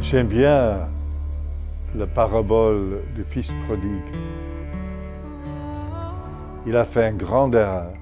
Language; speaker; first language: French; non-native, fluent; English